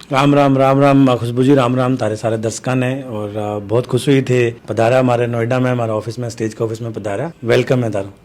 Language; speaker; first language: Hindi; native; Hindi